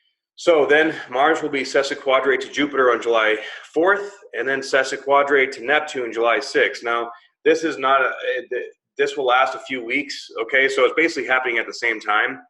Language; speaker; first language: English; native; English